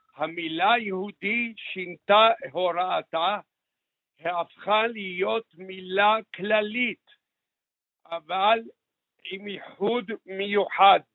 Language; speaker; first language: Hebrew; early bilingual, other home language; Arabic